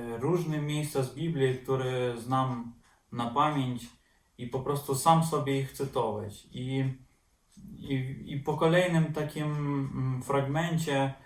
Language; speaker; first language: Polish; non-native, fluent; Ukrainian